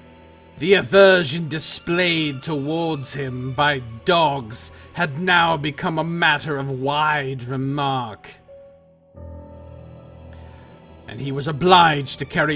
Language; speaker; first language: English; native; English